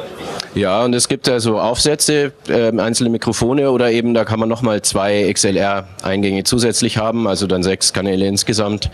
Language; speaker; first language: German; native; German